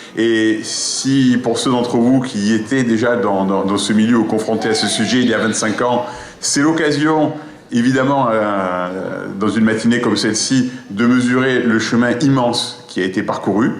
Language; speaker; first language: French; native; French